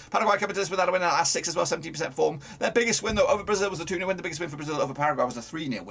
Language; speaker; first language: English; native; English